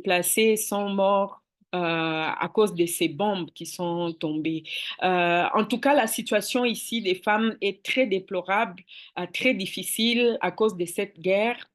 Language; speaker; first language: French; non-native, local second language; Swahili